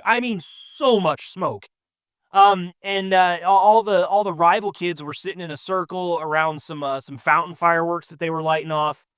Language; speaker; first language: English; native; English